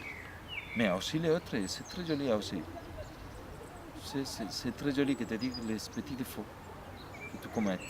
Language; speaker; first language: French; non-native, learner; Spanish